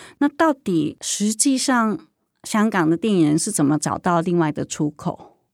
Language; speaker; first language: Chinese; native; Chinese